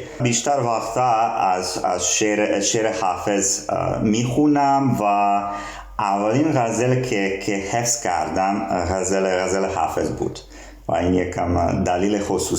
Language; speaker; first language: Persian; non-native, learner; Serbian